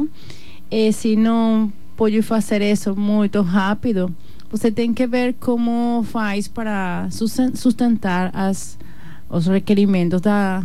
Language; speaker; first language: Portuguese; non-native, learner; Spanish